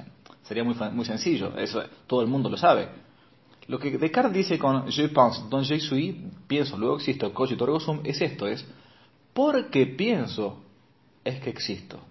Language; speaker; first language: Spanish; native; Spanish